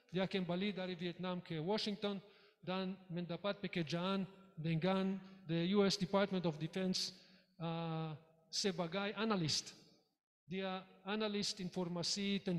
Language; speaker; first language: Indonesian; non-native, learner; English